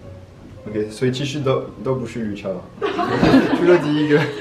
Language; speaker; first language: Chinese; non-native, fluent; French